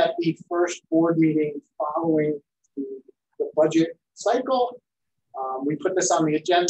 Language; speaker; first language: English; native; English